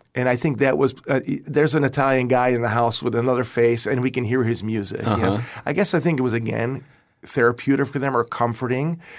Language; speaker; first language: English; native; English